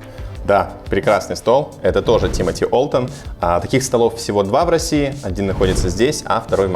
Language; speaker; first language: Russian; native; Russian